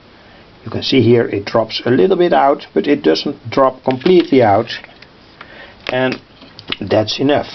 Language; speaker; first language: English; non-native, fluent; Dutch